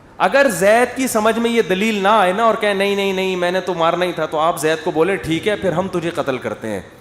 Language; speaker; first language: Urdu; native; Urdu